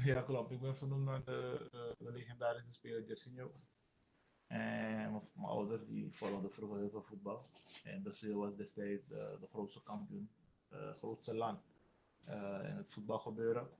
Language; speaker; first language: Dutch; non-native, local second language; Sranan Tongo